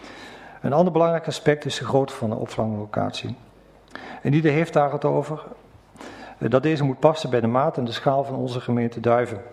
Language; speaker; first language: Dutch; native; Dutch